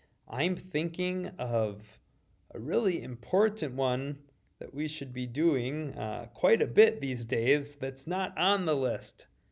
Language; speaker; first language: English; native; English